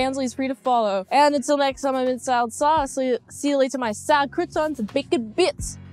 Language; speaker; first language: English; native; English